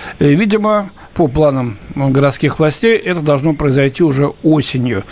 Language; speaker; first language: Russian; native; Russian